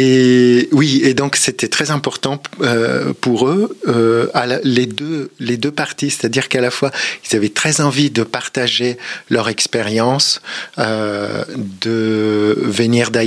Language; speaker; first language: French; native; French